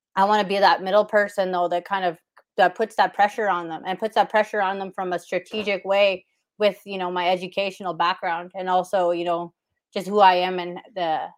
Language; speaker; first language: English; native; English